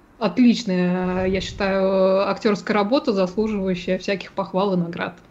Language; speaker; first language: Russian; native; Russian